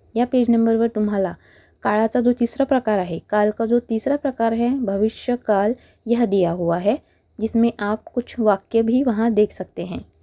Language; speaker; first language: Hindi; non-native, local second language; Marathi